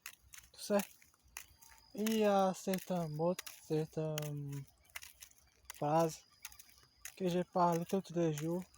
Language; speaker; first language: French; non-native, learner; Portuguese